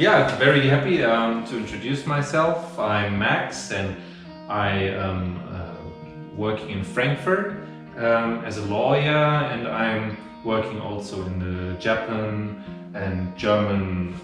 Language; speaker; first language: English; non-native, fluent; German